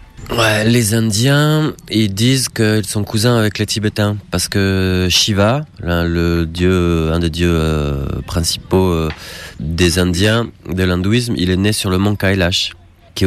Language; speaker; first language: French; native; French